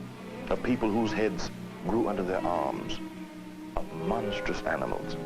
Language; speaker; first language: English; native; English